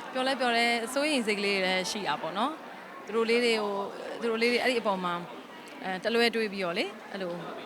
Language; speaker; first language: Burmese; native; Burmese